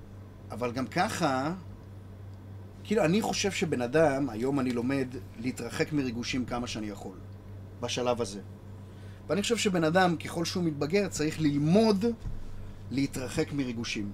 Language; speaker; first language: Hebrew; native; Hebrew